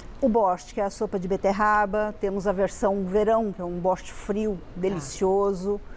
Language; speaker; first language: Portuguese; native; Portuguese